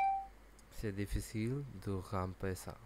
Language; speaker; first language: French; non-native, learner; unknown